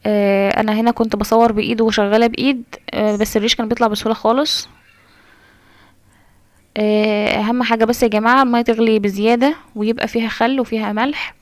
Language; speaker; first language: Arabic; native; Arabic